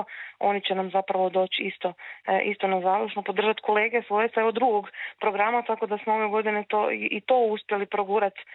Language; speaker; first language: Serbian; native; Serbian